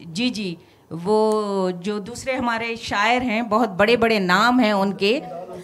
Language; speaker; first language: Urdu; non-native, local second language; Sindhi